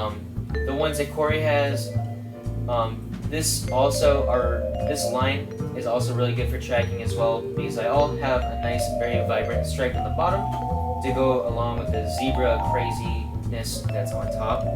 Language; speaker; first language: English; native; English